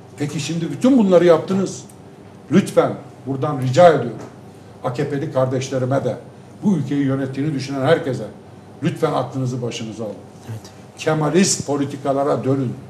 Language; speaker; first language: Turkish; native; Turkish